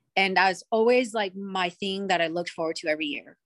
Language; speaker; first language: English; early bilingual, other home language; Spanish